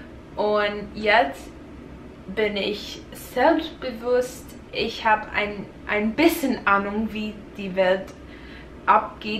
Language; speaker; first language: German; non-native, fluent; English